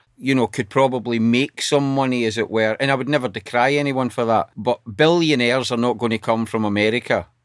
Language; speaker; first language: English; native; English